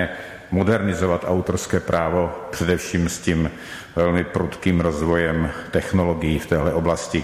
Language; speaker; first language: Czech; native; Czech